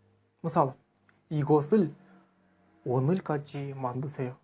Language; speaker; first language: Korean; non-native, fluent; Kazakh